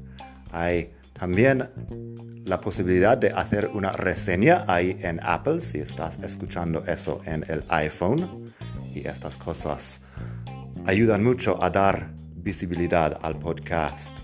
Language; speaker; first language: Spanish; non-native, fluent; English